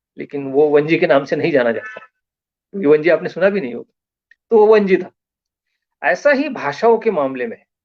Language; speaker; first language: Hindi; non-native, local second language; Marathi